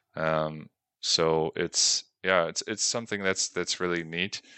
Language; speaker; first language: English; native; English